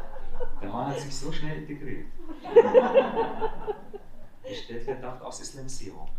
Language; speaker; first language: German; non-native, fluent; Arabic